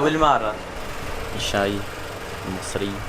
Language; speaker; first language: Arabic; non-native, learner; English